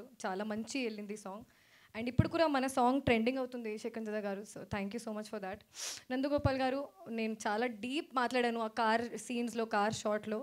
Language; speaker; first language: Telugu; non-native, fluent; Hindi